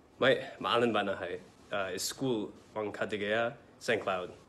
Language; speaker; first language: Somali; non-native, learner; English